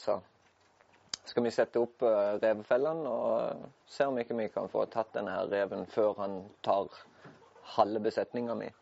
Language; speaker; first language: Norwegian; native; Norwegian